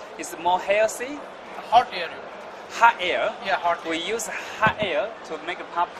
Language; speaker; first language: English; non-native, learner; Chinese